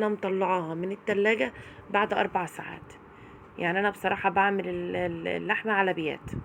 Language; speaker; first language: Arabic; native; Arabic